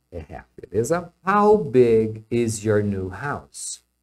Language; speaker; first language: English; non-native, fluent; Portuguese